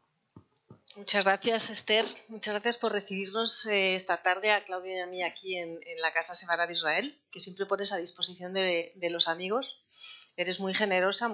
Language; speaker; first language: Spanish; native; Spanish